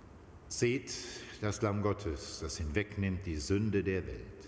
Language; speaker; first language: German; native; German